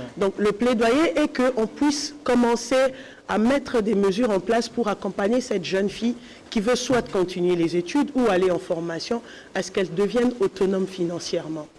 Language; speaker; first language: French; non-native, local second language; Lingala